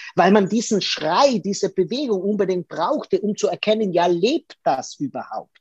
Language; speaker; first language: German; native; German